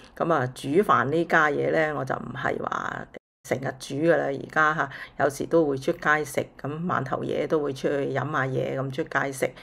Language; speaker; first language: Cantonese; native; Cantonese